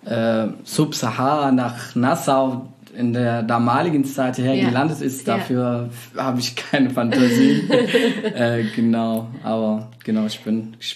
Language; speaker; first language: German; non-native, fluent; Arabic